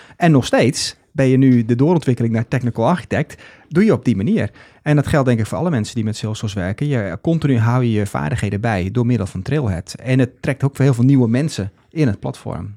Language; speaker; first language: Dutch; native; Dutch